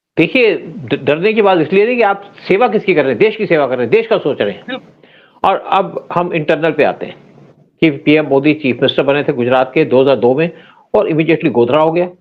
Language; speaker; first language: Hindi; native; Hindi